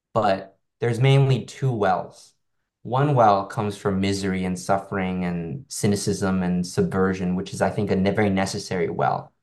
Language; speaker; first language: English; non-native, local second language; Cantonese